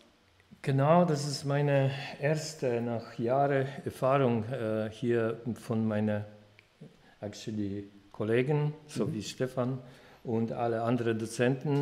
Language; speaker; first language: German; non-native, fluent; Polish